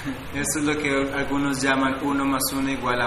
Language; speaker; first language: Spanish; native; Spanish